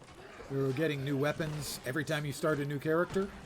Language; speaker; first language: English; native; English